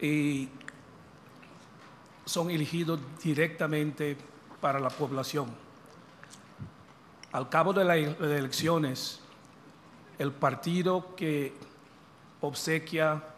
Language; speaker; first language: Spanish; non-native, fluent; English